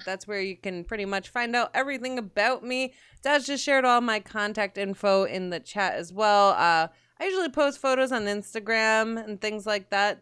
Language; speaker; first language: English; native; English